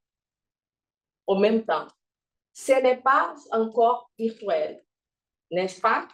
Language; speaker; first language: French; non-native, fluent; Portuguese